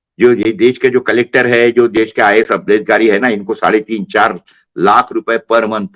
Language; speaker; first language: Hindi; non-native, local second language; Marathi